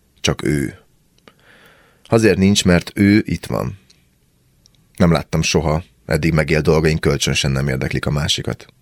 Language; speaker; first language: Hungarian; native; Hungarian